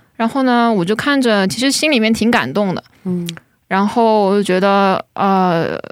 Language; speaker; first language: Chinese; native; Chinese